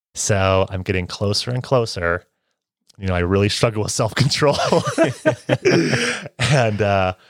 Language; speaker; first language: English; early bilingual, other home language; Romanian